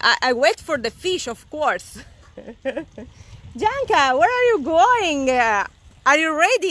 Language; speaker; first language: English; non-native, learner; Italian